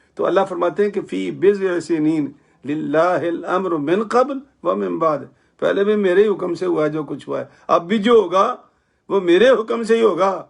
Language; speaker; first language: Urdu; non-native, local second language; Punjabi